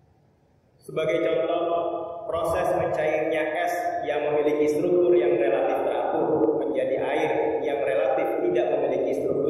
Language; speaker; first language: Indonesian; native; Indonesian